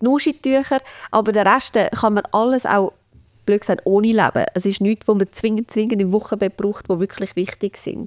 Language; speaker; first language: German; native; German